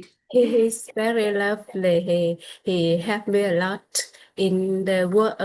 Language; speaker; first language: English; non-native, learner; Vietnamese